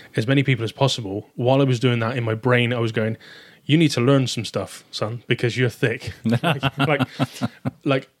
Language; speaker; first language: English; native; English